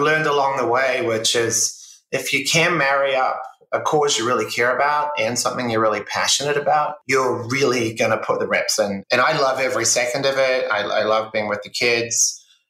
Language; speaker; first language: English; native; English